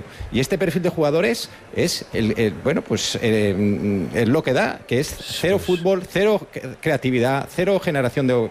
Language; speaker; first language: Spanish; native; Spanish